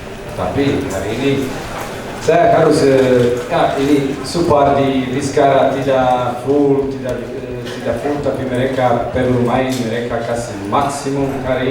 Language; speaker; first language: Indonesian; non-native, learner; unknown